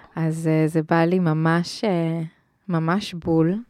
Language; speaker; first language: Hebrew; early bilingual, other home language; Spanish